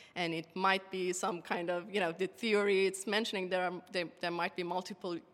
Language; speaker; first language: English; non-native, fluent; Persian